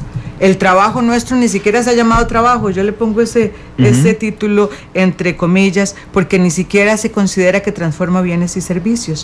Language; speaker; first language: Spanish; native; Spanish